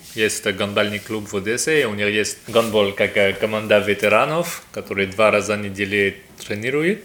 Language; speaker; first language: Russian; non-native, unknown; French